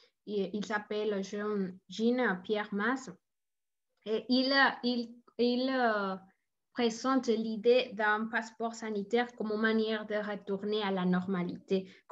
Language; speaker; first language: French; non-native, learner; Spanish